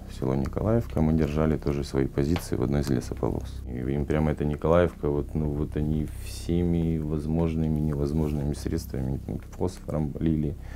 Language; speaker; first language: Russian; native; Russian